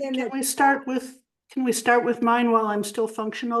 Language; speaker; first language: English; native; English